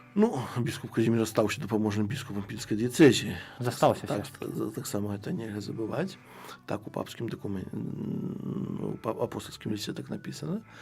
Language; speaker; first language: Belarusian; non-native, local second language; Russian